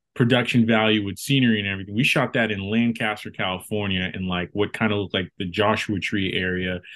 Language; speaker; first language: English; native; English